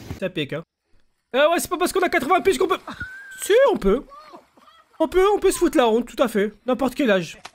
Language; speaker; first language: French; native; French